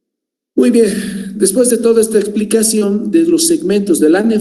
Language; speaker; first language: Spanish; native; Spanish